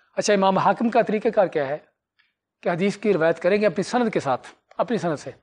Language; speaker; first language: Urdu; native; Urdu